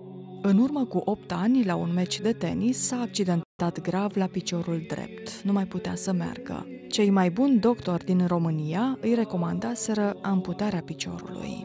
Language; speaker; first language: Romanian; native; Romanian